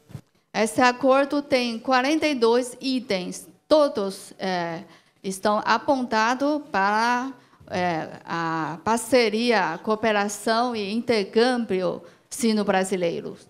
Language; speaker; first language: Portuguese; non-native, learner; Chinese